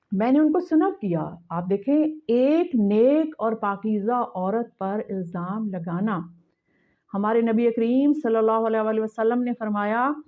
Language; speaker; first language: Urdu; native; Urdu